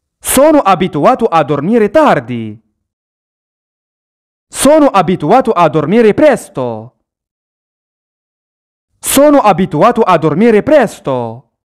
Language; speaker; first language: Italian; non-native, fluent; Arabic